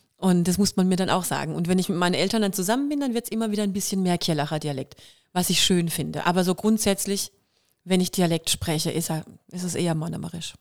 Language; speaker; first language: German; native; German